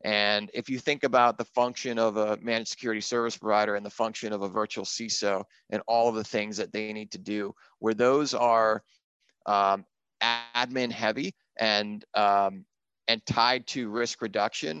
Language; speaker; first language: English; native; English